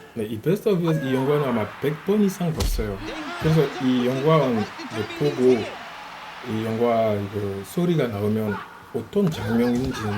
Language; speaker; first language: Korean; non-native, fluent; French